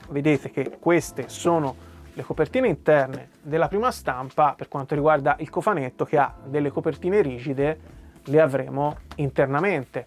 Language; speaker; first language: Italian; native; Italian